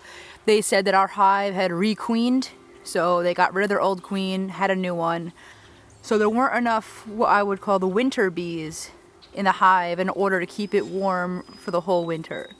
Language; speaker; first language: English; native; English